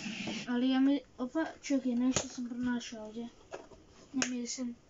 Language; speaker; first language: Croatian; early bilingual, heritage; Croatian